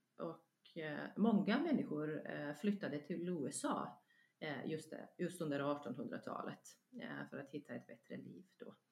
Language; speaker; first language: Swedish; non-native, fluent; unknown